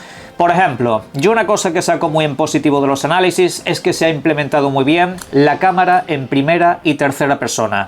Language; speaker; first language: Spanish; native; Spanish